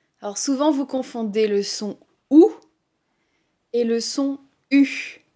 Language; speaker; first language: French; native; French